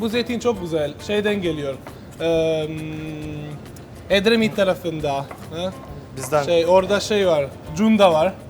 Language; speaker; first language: Turkish; non-native, learner; Italian